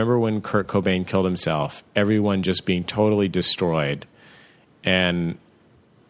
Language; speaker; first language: English; native; English